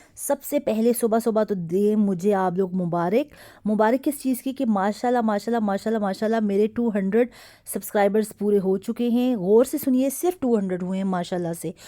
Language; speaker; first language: Urdu; native; Urdu